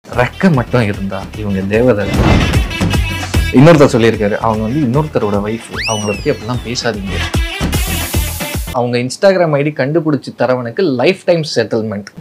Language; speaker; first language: Tamil; native; Tamil